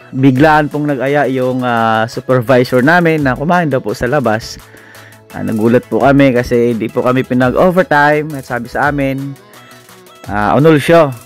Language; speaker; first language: Filipino; non-native, local second language; Cebuano